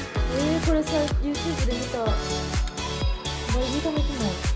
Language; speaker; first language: Japanese; early bilingual, other home language; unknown